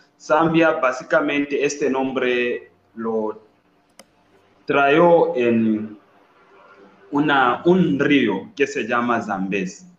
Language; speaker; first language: Spanish; non-native, learner; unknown